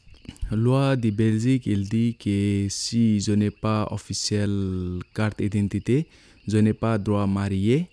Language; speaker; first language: French; non-native, learner; Nepali